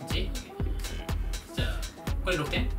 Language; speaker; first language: Japanese; native; Japanese